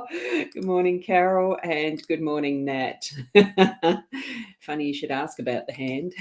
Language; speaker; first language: English; native; English